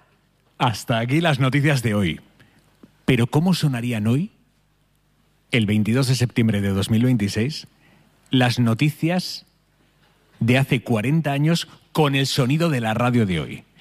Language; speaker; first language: Spanish; native; Spanish